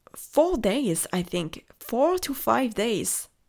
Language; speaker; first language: English; non-native, fluent; French